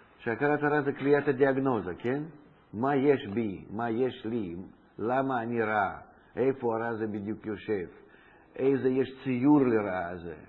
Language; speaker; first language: Hebrew; non-native, fluent; Russian